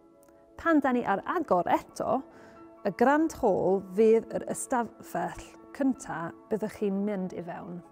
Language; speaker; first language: Welsh; non-native, learner; English